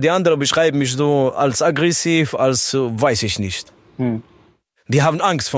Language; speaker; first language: German; non-native, learner; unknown